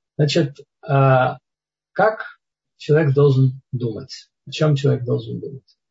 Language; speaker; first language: Russian; native; Russian